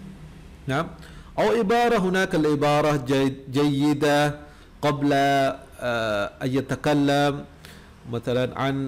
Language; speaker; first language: Arabic; non-native, fluent; Indonesian